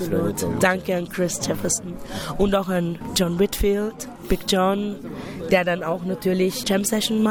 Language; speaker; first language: German; native; German